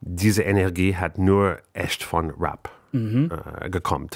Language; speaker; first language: German; non-native, learner; English